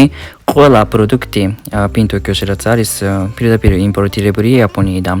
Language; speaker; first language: Georgian; non-native, fluent; Japanese